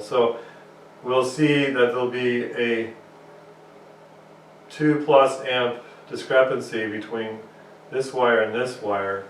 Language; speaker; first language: English; native; English